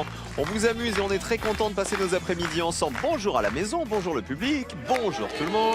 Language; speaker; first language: French; native; French